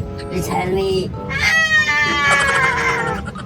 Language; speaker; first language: English; non-native, learner; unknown